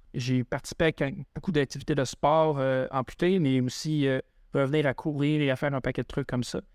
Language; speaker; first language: French; native; French